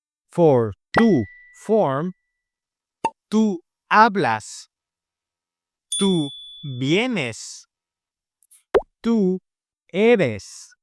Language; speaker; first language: Spanish; non-native, fluent; English